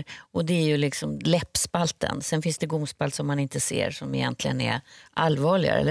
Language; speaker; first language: Swedish; native; Swedish